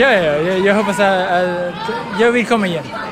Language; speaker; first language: Swedish; non-native, learner; Spanish